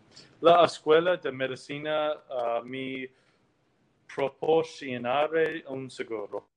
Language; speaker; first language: Spanish; non-native, learner; English